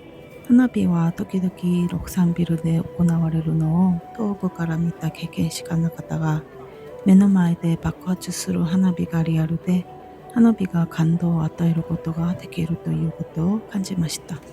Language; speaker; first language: Japanese; non-native, fluent; Korean